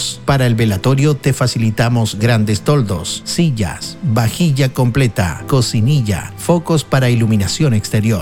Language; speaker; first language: Spanish; native; Spanish